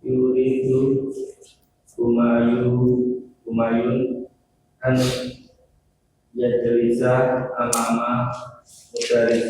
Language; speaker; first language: Arabic; non-native, learner; Indonesian